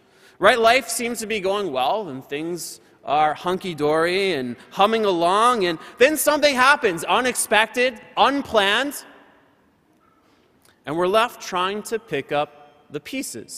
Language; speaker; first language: English; native; English